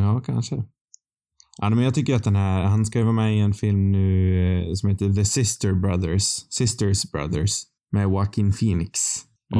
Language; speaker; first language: Swedish; native; Swedish